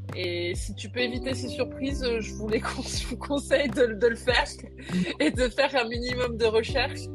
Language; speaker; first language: French; native; French